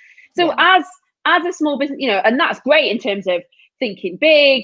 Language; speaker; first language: English; native; English